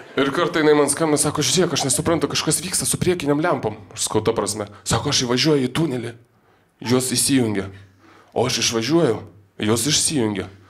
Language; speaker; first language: Lithuanian; non-native, local second language; Polish